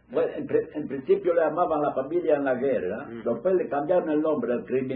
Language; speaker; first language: Spanish; early bilingual, heritage; Ladino